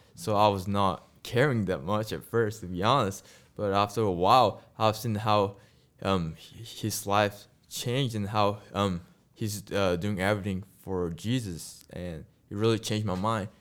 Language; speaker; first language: English; non-native, local second language; Chinese